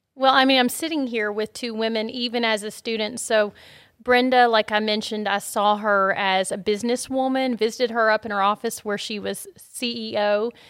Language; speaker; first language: English; native; English